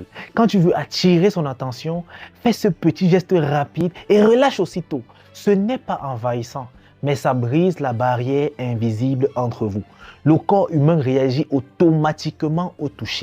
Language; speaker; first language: French; native; French